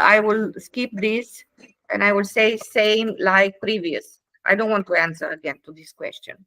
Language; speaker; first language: English; non-native, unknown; Romanian